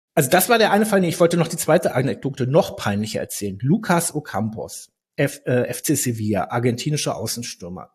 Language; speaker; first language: German; native; German